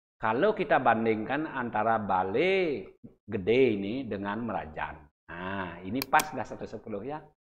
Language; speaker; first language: Indonesian; non-native, local second language; Balinese